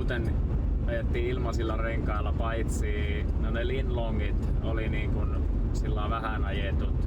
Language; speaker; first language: Finnish; native; Finnish